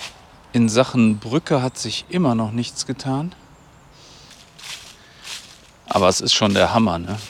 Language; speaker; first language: German; native; German